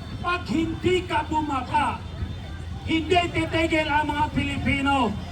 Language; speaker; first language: Filipino; non-native, local second language; Cebuano